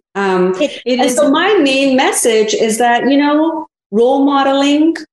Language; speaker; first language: English; early bilingual, other home language; Korean